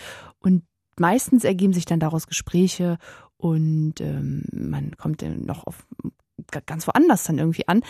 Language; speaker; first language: German; native; German